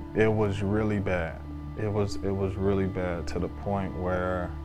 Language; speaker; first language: English; native; English